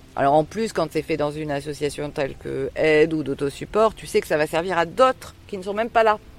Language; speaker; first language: French; native; French